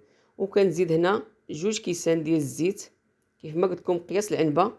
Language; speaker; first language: Arabic; native; Arabic